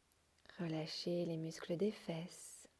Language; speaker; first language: French; native; French